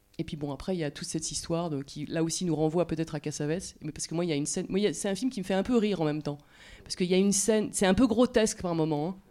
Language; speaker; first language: French; native; French